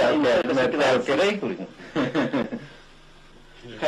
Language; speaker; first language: Dutch; non-native, local second language; Malay